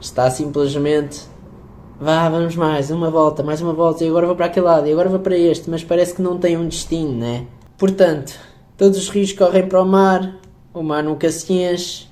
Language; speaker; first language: Portuguese; native; Portuguese